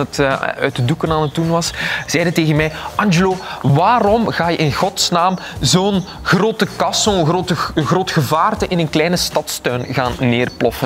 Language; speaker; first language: Dutch; native; Dutch